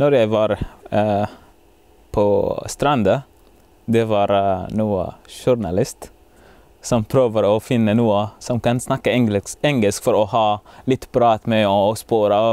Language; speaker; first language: Norwegian; non-native, fluent; Arabic